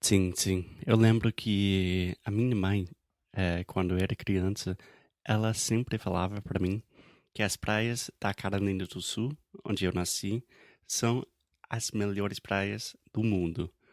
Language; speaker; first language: Portuguese; non-native, fluent; English